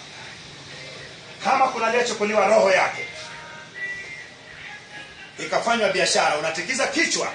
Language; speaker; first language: Swahili; non-native, local second language; Luo (Kenya and Tanzania)